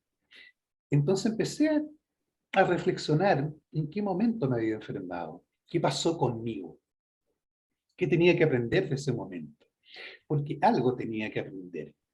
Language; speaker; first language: Spanish; native; Spanish